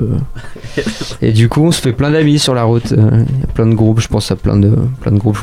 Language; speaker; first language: French; native; French